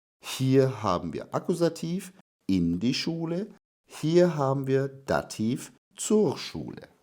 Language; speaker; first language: German; non-native, fluent; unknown